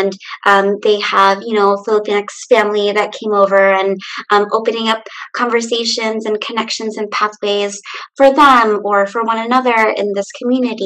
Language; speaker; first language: English; early bilingual, other home language; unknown